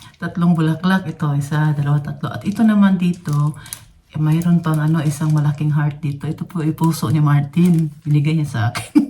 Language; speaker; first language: Filipino; non-native, local second language; Cebuano